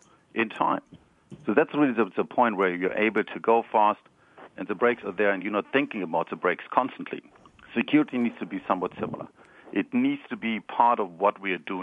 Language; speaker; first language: English; non-native, fluent; German